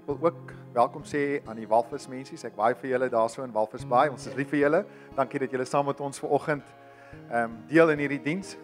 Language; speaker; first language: Afrikaans; native; Afrikaans